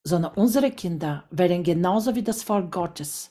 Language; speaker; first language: German; non-native, fluent; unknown